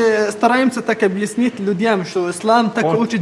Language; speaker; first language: Russian; non-native, fluent; Arabic